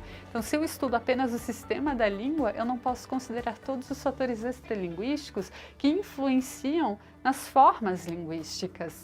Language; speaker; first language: Portuguese; native; Portuguese